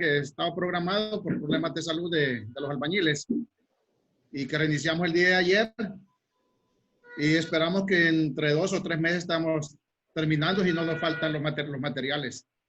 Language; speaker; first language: Spanish; native; Spanish